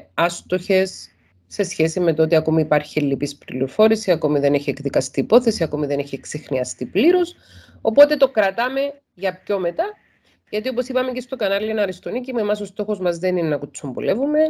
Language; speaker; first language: Greek; native; Greek